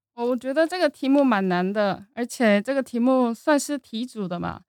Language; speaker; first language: Chinese; non-native, fluent; Korean